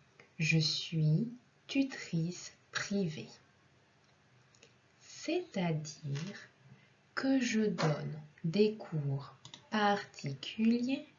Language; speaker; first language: French; non-native, fluent; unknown